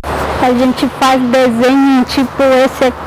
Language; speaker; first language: Portuguese; non-native, local second language; Guarani